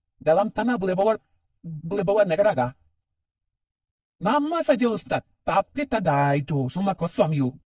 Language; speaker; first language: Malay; non-native, learner; Rohingya